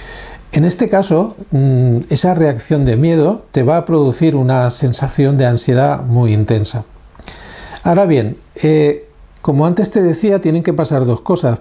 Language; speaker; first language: Spanish; native; Spanish